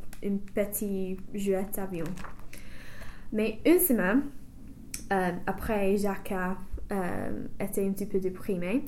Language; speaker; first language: French; non-native, learner; English